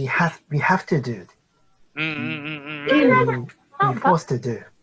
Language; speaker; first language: English; non-native, learner; Japanese